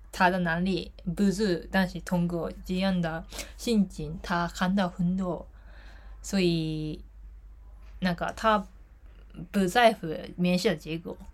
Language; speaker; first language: Chinese; non-native, learner; Japanese